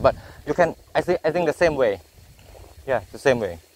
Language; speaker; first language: English; non-native, learner; Thai